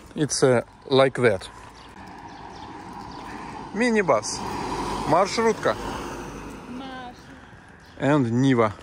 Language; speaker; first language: English; non-native, learner; Russian